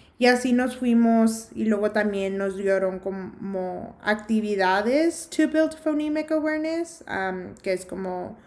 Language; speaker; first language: Spanish; early bilingual, heritage; Spanish